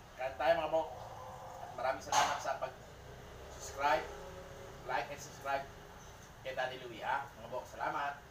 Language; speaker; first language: Filipino; non-native, local second language; Cebuano